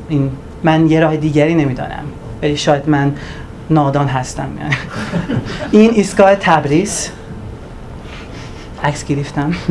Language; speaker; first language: Persian; non-native, learner; Turkish